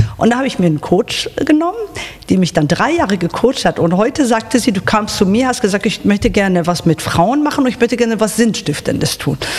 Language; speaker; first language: German; non-native, fluent; Persian